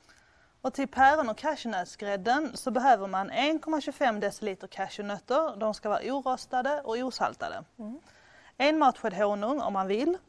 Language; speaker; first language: Swedish; native; Swedish